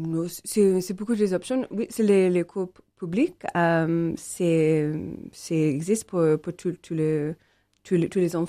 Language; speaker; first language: French; non-native, learner; English